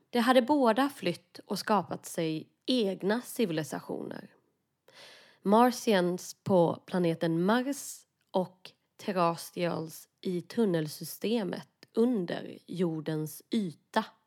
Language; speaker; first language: Swedish; native; Swedish